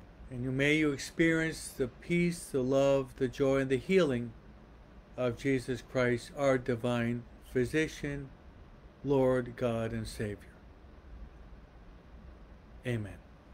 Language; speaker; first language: English; native; English